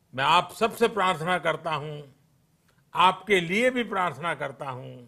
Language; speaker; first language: Hindi; non-native, local second language; Gujarati